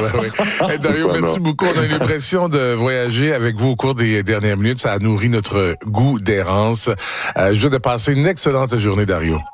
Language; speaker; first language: French; native; French